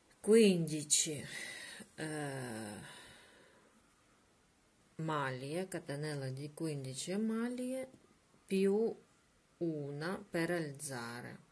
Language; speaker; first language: Italian; non-native, learner; Russian